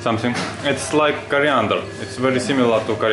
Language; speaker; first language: English; non-native, learner; Russian